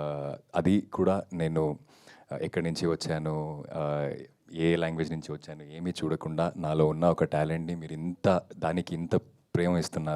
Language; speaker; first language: Telugu; non-native, fluent; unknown